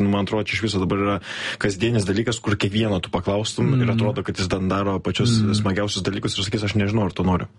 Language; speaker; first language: Lithuanian; native; Lithuanian